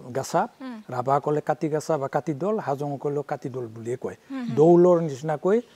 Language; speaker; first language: Assamese; non-native, local second language; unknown